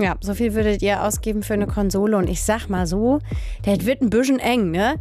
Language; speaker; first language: German; native; German